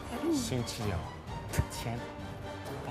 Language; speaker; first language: Chinese; non-native, learner; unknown